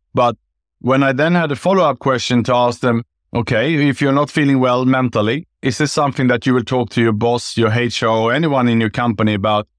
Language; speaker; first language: English; non-native, fluent; Swedish